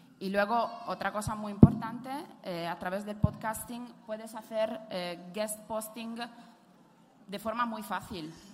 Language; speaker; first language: Spanish; non-native, fluent; Italian